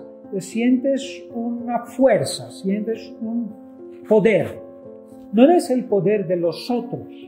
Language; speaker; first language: Spanish; non-native, fluent; Greek